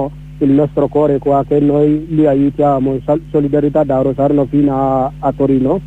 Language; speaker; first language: Italian; non-native, learner; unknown